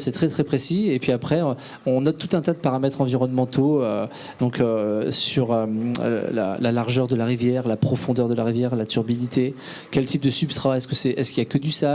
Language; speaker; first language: French; native; French